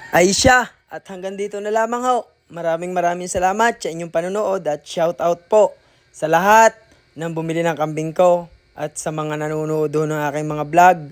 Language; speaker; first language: Filipino; native; Filipino